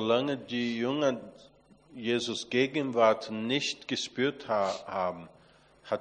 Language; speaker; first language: German; non-native, fluent; Portuguese